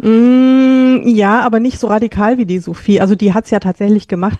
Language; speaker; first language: German; native; German